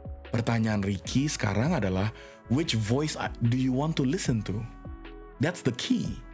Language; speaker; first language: English; non-native, fluent; Indonesian